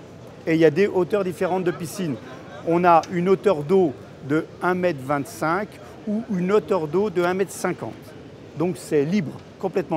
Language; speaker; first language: French; native; French